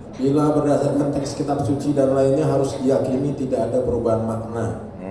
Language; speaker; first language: Indonesian; native; Indonesian